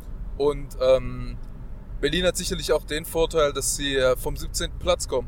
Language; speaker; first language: German; native; German